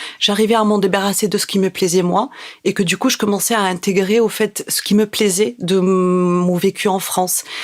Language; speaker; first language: French; non-native, local second language; Arabic